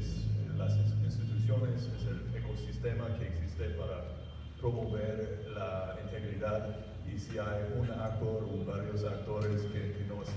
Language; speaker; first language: Spanish; non-native, fluent; English